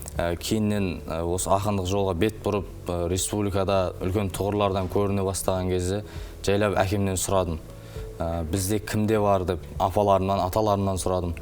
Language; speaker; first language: Kazakh; native; Kazakh